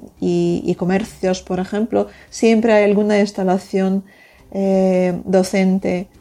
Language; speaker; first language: Spanish; non-native, fluent; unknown